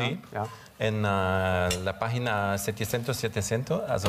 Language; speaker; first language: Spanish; non-native, learner; German